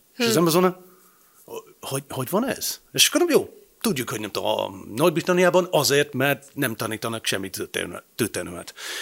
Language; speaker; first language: Hungarian; non-native, fluent; English